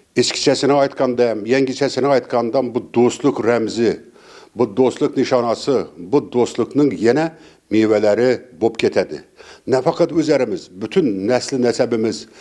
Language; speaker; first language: Uzbek; non-native, local second language; Turkmen